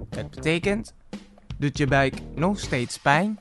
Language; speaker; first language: Dutch; non-native, fluent; Indonesian